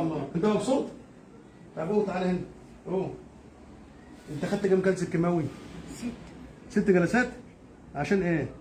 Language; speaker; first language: Arabic; native; Arabic